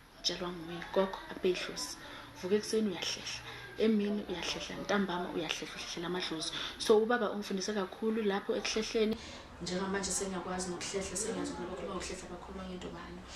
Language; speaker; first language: Zulu; native; Zulu